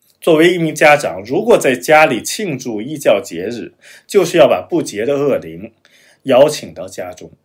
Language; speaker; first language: Chinese; non-native, fluent; German